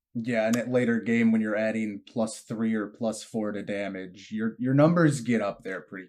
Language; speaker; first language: English; native; English